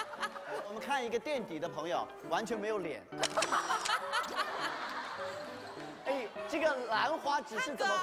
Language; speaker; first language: Chinese; native; Chinese